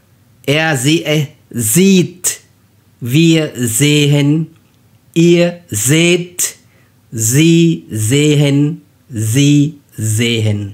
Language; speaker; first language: German; non-native, fluent; Khmer